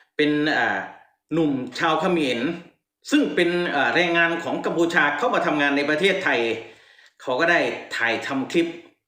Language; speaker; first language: Thai; native; Thai